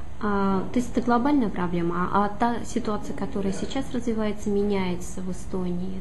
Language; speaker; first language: Russian; native; Russian